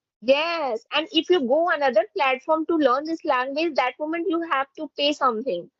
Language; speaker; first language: English; non-native, fluent; Hindi